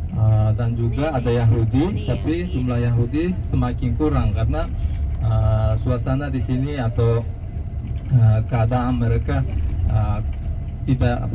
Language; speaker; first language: Indonesian; non-native, fluent; Uzbek